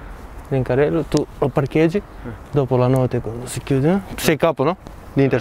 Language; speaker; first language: Italian; non-native, learner; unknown